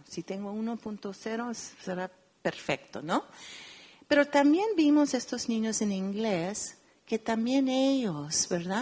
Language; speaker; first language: Spanish; early bilingual, heritage; Spanish